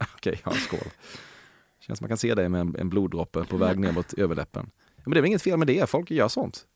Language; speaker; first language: Swedish; native; Swedish